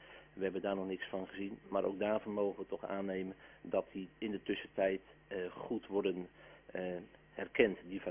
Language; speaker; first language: Dutch; native; Dutch